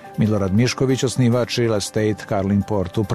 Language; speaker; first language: Croatian; native; Croatian